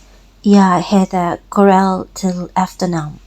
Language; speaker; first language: Danish; non-native, learner; Cebuano